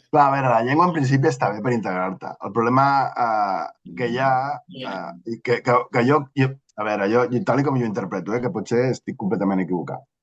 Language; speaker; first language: Catalan; native; Catalan